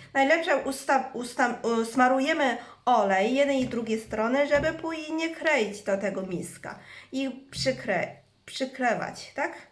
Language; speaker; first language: Polish; non-native, learner; Chinese